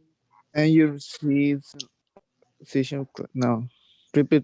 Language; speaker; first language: English; non-native, learner; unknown